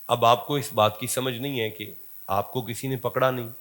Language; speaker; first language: Urdu; non-native, local second language; Punjabi